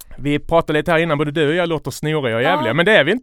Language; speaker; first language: Swedish; native; Swedish